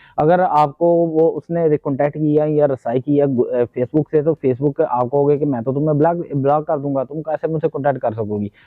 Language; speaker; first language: Urdu; non-native, local second language; Punjabi